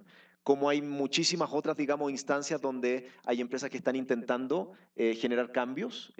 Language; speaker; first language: Spanish; native; Spanish